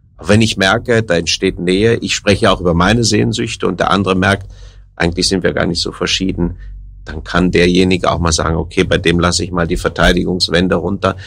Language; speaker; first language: German; native; German